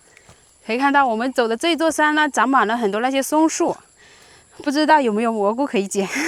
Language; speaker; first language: Chinese; native; Chinese